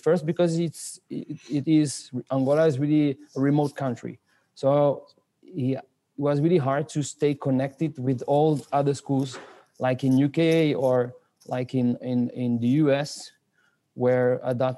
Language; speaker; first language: English; non-native, fluent; French